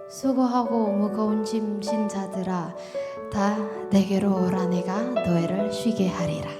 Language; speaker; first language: Korean; non-native, learner; Indonesian